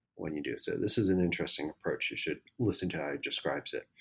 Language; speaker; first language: English; native; English